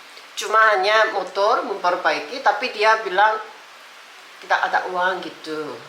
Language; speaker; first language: Indonesian; non-native, learner; Korean